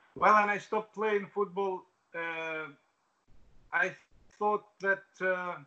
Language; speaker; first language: English; non-native, fluent; Albanian